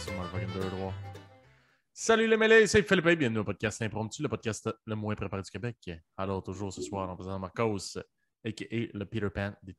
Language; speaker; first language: French; early bilingual, other home language; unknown